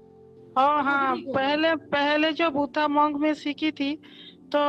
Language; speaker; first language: Hindi; non-native, local second language; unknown